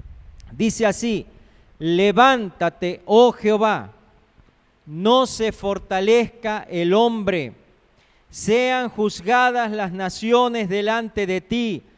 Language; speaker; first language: Spanish; native; Spanish